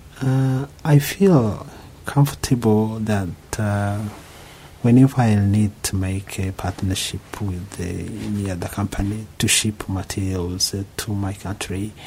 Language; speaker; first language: English; non-native, local second language; Kinyarwanda